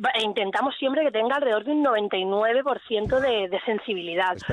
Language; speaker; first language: Spanish; native; Spanish